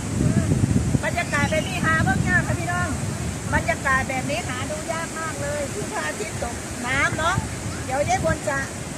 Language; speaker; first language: Thai; native; Thai